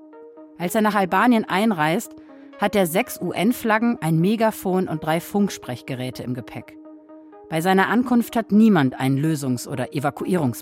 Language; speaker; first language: German; native; German